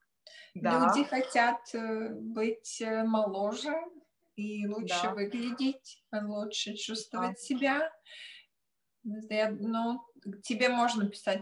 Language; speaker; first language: Russian; non-native, local second language; Latvian